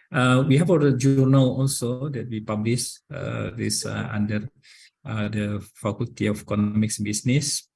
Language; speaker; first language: English; non-native, learner; Indonesian